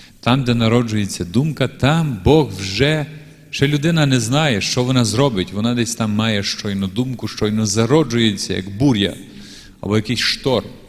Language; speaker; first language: Ukrainian; native; Ukrainian